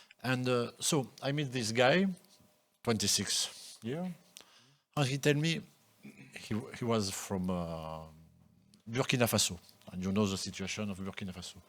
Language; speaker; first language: English; non-native, local second language; French